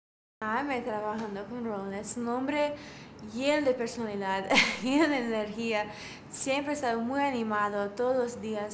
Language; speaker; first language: Spanish; non-native, fluent; English